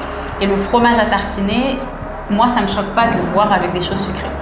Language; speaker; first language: French; native; French